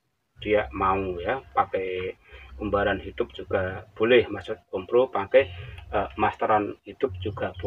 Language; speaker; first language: Indonesian; native; Indonesian